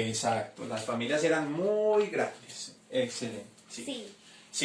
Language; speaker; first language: Spanish; native; Spanish